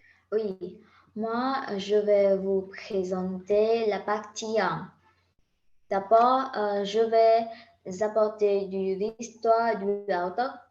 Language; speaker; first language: French; non-native, learner; Vietnamese